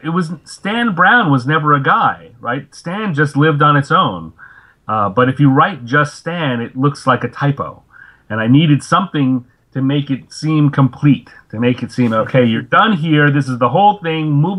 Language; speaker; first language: English; native; English